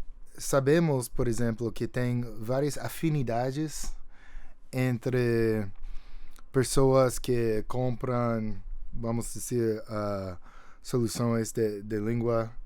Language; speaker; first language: Portuguese; non-native, fluent; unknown